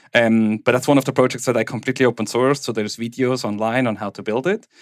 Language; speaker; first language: English; non-native, fluent; German